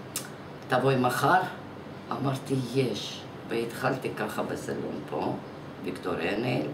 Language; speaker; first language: Hebrew; non-native, fluent; Russian